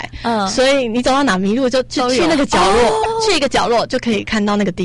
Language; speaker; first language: Chinese; native; Chinese